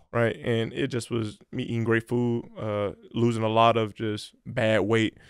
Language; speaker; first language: English; native; English